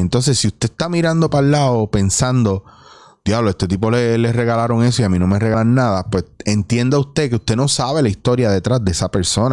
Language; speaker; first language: Spanish; native; Spanish